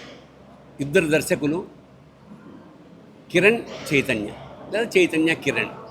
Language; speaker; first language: Telugu; native; Telugu